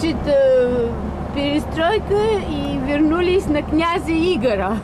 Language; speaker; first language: Russian; non-native, learner; Bulgarian